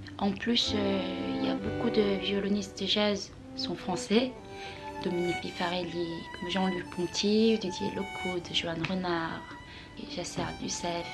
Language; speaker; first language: French; non-native, fluent; Korean